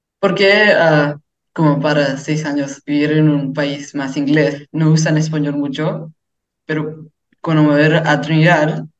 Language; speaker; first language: Spanish; early bilingual, heritage; English